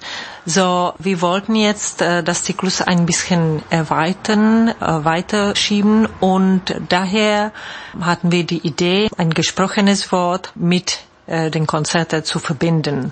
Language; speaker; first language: German; non-native, fluent; Czech